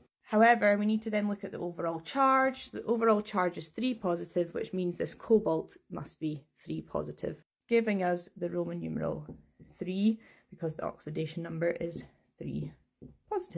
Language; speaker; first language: English; native; English